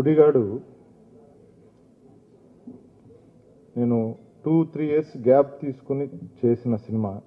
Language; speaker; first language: Telugu; native; Telugu